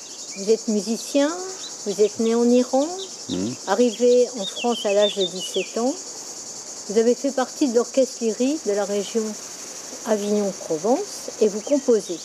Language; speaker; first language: French; native; French